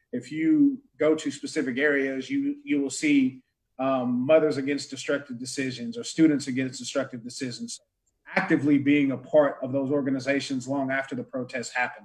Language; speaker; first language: English; native; English